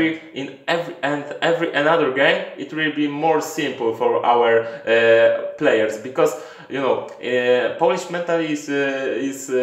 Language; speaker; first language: English; non-native, learner; Polish